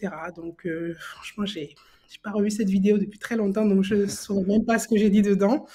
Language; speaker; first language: French; native; French